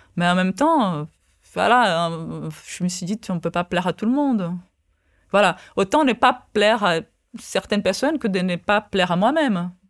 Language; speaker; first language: French; non-native, fluent; Portuguese